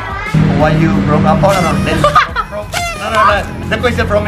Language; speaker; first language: English; non-native, fluent; Indonesian